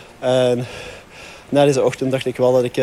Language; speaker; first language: Dutch; non-native, local second language; French